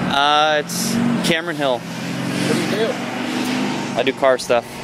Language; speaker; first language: English; native; English